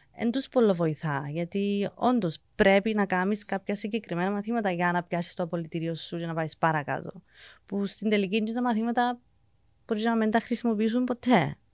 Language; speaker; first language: Greek; early bilingual, heritage; English